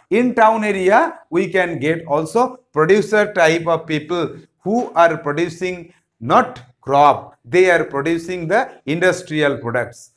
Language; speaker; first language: English; non-native, local second language; Bangla